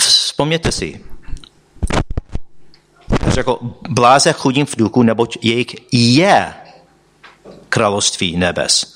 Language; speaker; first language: Czech; non-native, fluent; English